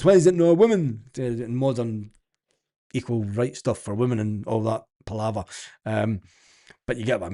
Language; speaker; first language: English; native; English